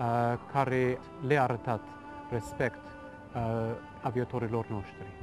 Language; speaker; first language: Romanian; non-native, fluent; English